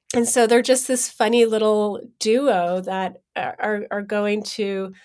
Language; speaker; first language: English; native; English